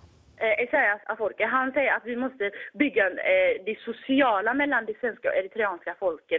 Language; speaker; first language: Swedish; early bilingual, other home language; Tigrinya